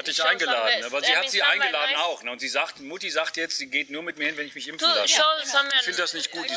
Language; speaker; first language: German; native; German